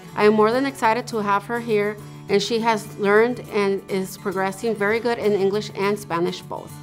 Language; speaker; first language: English; early bilingual, other home language; Spanish